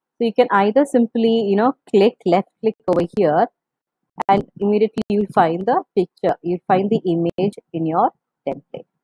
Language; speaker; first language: English; non-native, local second language; Malayalam